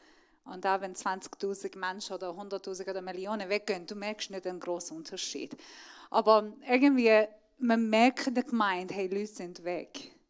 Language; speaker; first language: German; non-native, fluent; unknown